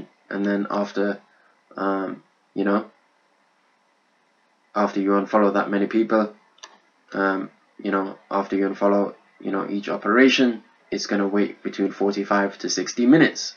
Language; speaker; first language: English; native; English